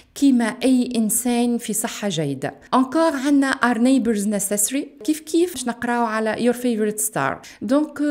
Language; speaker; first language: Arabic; native; Arabic